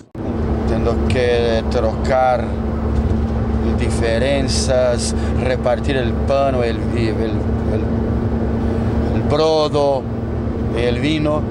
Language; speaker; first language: Spanish; non-native, learner; Portuguese